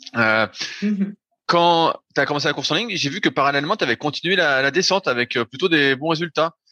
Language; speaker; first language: French; native; French